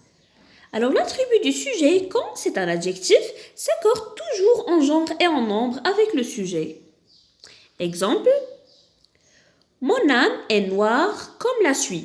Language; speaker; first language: French; non-native, local second language; Arabic